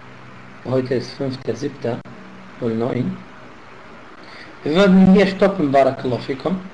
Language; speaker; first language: German; non-native, fluent; Arabic